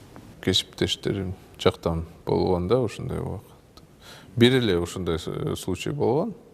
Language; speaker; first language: Kyrgyz; non-native, local second language; Russian